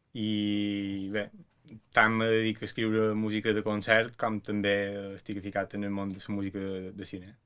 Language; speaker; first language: Catalan; native; Catalan